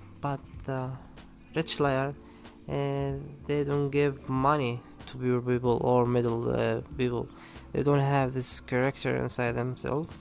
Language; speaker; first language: English; non-native, learner; Arabic